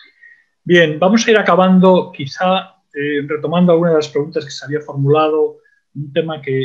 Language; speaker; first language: Spanish; native; Spanish